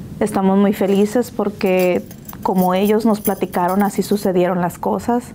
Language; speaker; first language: Spanish; native; Spanish